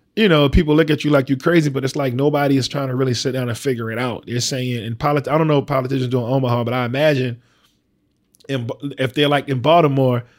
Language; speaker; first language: English; native; English